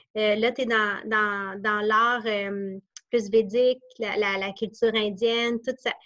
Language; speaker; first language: French; native; French